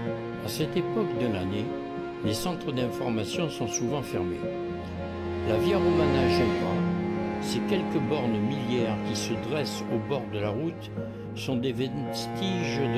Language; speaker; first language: French; native; French